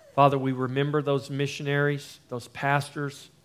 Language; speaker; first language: English; native; English